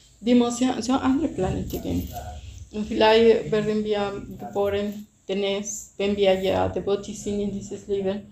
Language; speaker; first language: German; non-native, fluent; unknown